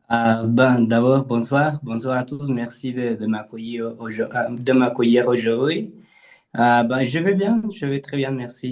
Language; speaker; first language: French; non-native, fluent; Spanish